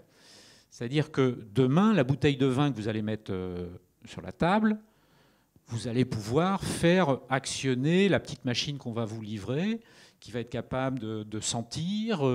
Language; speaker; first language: French; native; French